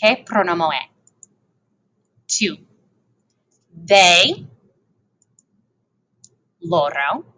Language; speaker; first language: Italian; non-native, fluent; English